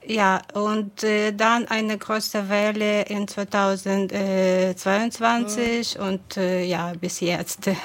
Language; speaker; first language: German; non-native, fluent; Ukrainian